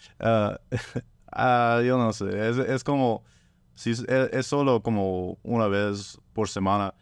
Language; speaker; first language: Spanish; non-native, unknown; French